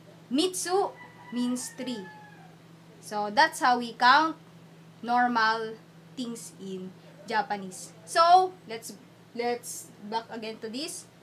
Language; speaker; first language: English; non-native, local second language; Filipino